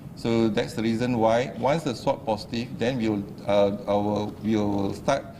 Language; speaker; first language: English; non-native, local second language; Malay